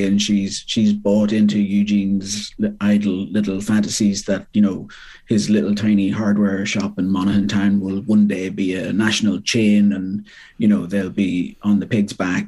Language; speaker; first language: English; native; English